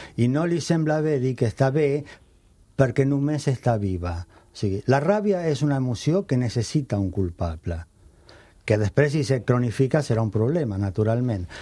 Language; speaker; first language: Catalan; non-native, fluent; Spanish